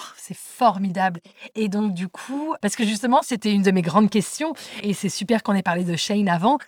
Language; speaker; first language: French; native; French